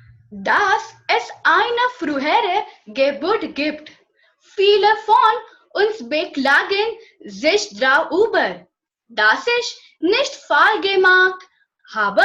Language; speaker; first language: German; non-native, learner; Gujarati